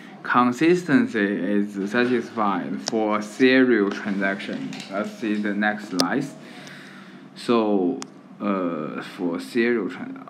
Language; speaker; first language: English; non-native, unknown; Chinese